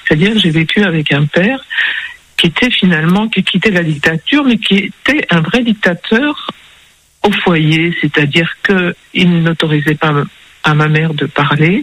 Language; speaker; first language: French; early bilingual, other home language; Spanish